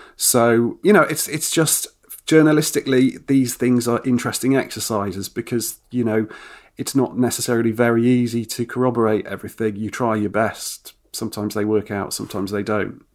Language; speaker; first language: English; native; English